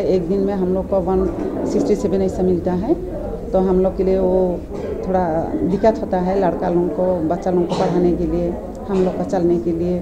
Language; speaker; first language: Hindi; non-native, local second language; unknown